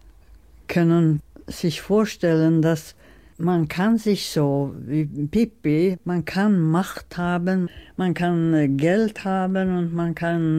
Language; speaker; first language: German; non-native, fluent; Swedish